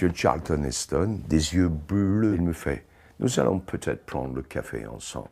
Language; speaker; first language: French; native; French